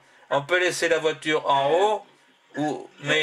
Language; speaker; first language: French; native; French